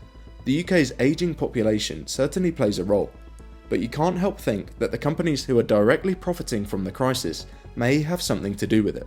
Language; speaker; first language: English; native; English